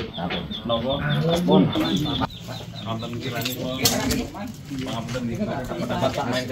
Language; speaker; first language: Indonesian; non-native, local second language; Javanese